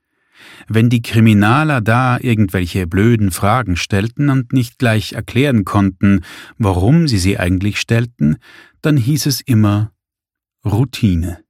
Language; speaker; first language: German; native; German